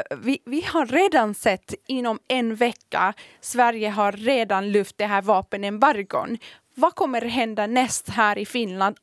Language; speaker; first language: Swedish; early bilingual, other home language; Kurdish